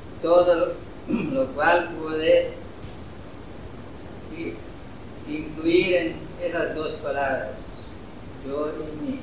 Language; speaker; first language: Spanish; non-native, fluent; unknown